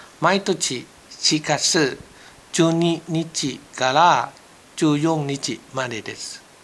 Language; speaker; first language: Japanese; non-native, learner; Thai